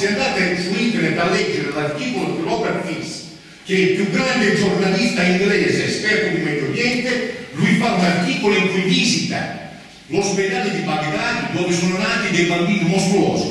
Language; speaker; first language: Italian; native; Italian